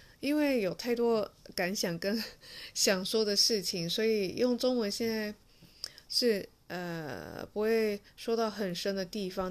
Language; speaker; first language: Chinese; non-native, fluent; Japanese